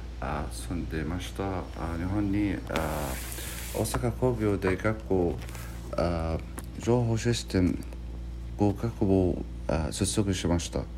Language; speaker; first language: Japanese; non-native, learner; Arabic